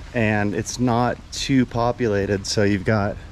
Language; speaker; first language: English; native; English